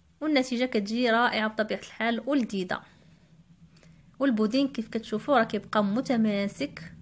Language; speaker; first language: Arabic; native; Arabic